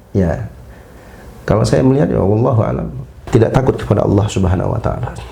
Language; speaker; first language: Indonesian; native; Indonesian